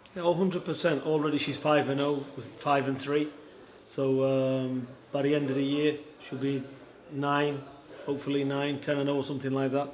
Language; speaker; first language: English; native; English